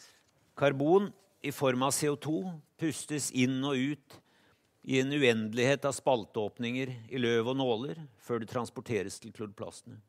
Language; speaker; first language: Norwegian; native; Norwegian